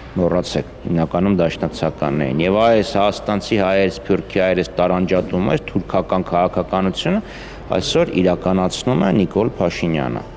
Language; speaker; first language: Armenian; native; Armenian